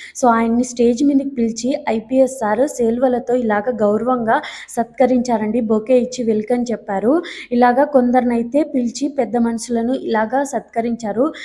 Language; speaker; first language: Telugu; non-native, local second language; Lambadi